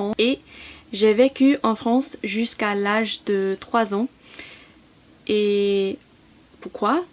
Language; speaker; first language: French; non-native, fluent; English